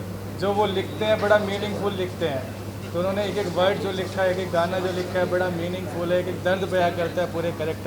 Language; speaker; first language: Hindi; native; Hindi